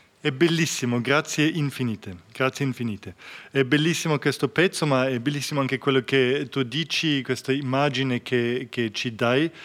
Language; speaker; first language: Italian; non-native, fluent; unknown